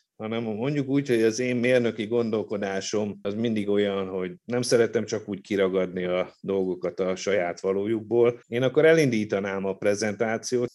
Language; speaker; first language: Hungarian; native; Hungarian